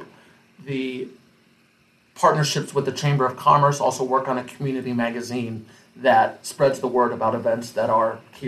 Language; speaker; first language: English; native; English